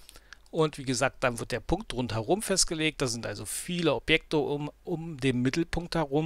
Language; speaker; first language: German; native; German